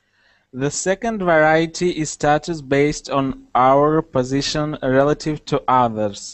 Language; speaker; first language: English; non-native, learner; Russian